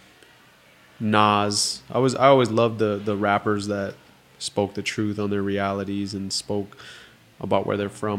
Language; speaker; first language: English; native; English